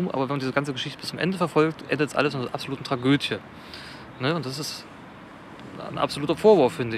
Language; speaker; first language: German; native; German